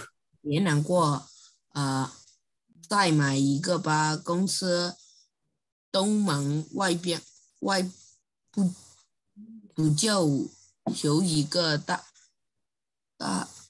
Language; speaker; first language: Chinese; non-native, learner; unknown